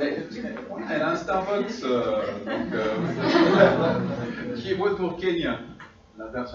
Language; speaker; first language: French; non-native, fluent; English